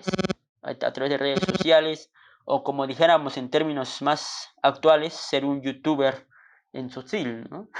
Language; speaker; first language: Spanish; non-native, local second language; Tzotzil